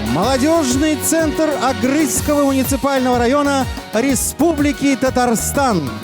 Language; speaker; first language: Russian; native; Russian